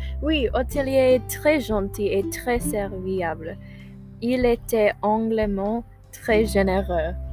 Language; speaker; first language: French; non-native, learner; English